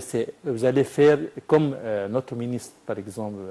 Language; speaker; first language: French; non-native, fluent; Arabic